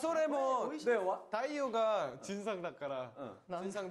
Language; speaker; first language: Japanese; non-native, learner; Korean